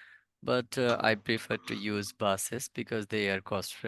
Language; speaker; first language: English; non-native, fluent; Bangla